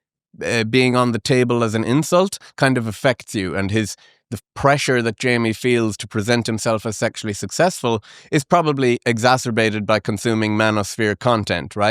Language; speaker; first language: English; native; English